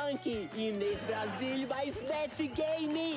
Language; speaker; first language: German; non-native, learner; Portuguese